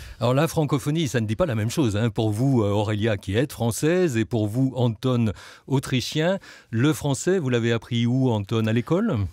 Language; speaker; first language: French; native; French